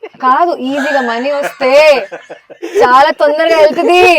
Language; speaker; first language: Telugu; non-native, local second language; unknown